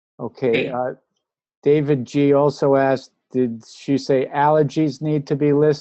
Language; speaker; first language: English; native; English